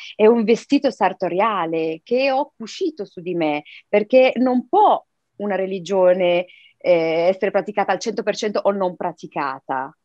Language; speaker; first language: Italian; early bilingual, other home language; Arabic